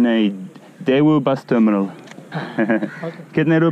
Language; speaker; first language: Hindi; non-native, learner; English